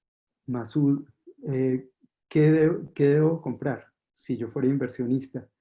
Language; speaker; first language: Spanish; native; Spanish